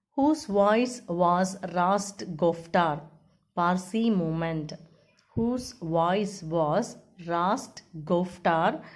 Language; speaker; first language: English; non-native, local second language; Tamil